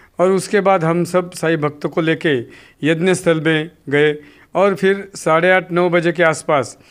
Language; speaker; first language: Hindi; non-native, local second language; Marathi